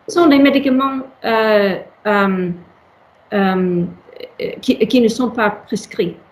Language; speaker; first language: French; non-native, learner; English